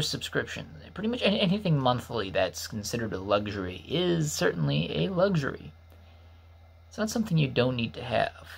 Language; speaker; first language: English; native; English